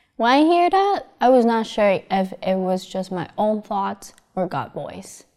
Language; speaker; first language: English; non-native, fluent; Chinese